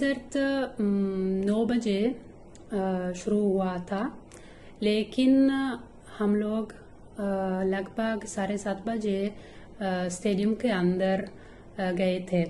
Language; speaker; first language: Hindi; non-native, learner; Italian